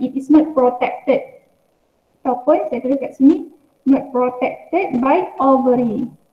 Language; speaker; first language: English; non-native, local second language; Malay